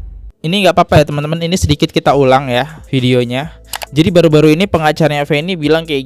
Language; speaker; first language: Indonesian; native; Indonesian